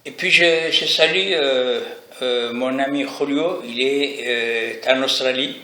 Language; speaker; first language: French; non-native, local second language; Arabic